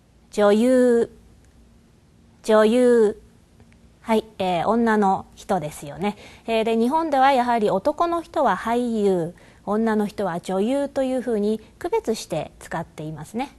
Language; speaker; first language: Japanese; native; Japanese